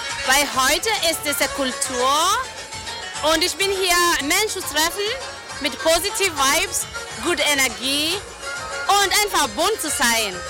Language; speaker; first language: German; non-native, learner; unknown